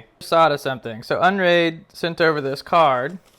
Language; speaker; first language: English; native; English